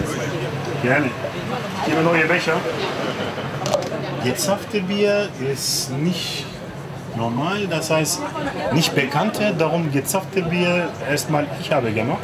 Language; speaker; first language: German; non-native, learner; Turkish